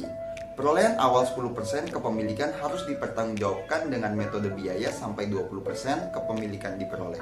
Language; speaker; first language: Indonesian; native; Indonesian